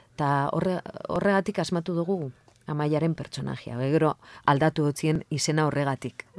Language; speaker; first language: Basque; non-native, local second language; Spanish